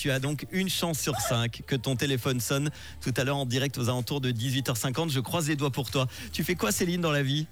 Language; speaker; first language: French; native; French